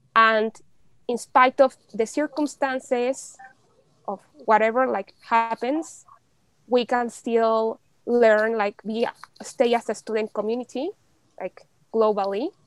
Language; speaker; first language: English; non-native, fluent; Spanish